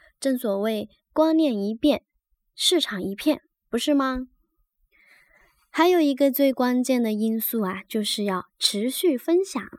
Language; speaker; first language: Chinese; native; Chinese